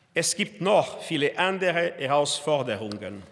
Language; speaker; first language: German; non-native, fluent; Portuguese